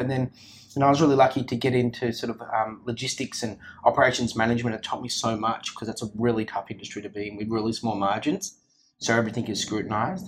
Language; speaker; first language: English; native; English